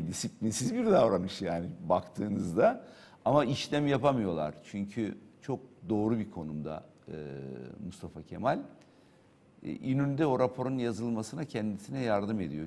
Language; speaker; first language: Turkish; native; Turkish